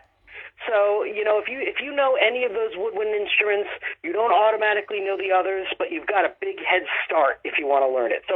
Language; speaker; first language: English; native; English